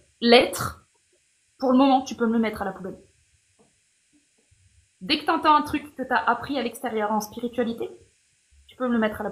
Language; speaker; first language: French; native; French